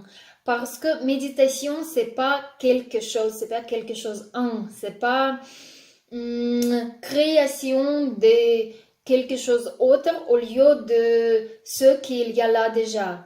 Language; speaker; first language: French; non-native, fluent; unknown